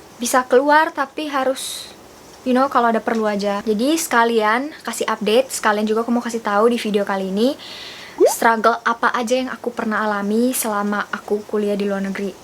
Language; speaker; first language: Indonesian; native; Indonesian